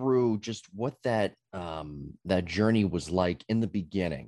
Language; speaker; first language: English; native; English